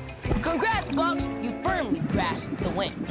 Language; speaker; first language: English; native; English